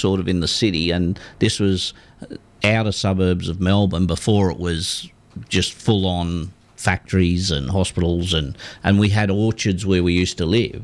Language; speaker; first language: English; native; English